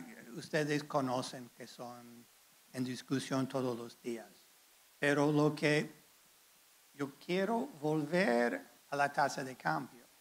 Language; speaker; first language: Spanish; non-native, fluent; English